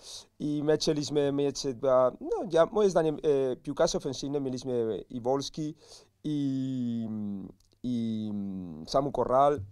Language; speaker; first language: Polish; non-native, learner; Spanish